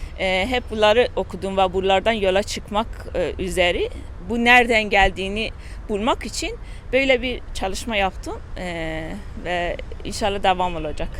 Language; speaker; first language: Turkish; non-native, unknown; Persian